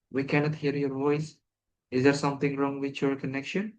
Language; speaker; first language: English; non-native, learner; Indonesian